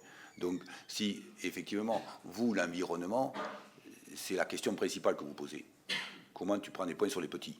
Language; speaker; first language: French; native; French